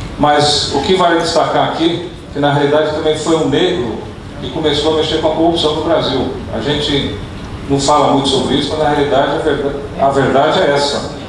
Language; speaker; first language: Portuguese; early bilingual, other home language; Dutch